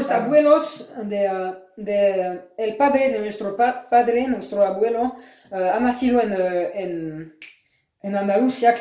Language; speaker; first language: Spanish; non-native, learner; French